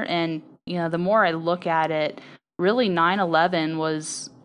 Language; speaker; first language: English; native; English